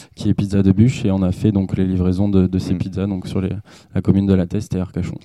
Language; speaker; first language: French; native; French